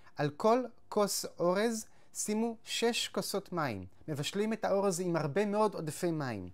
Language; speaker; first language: Hebrew; native; Hebrew